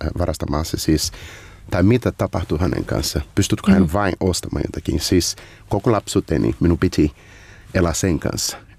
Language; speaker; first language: Finnish; non-native, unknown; Portuguese